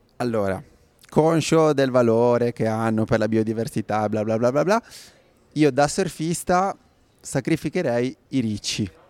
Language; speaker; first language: Italian; native; Italian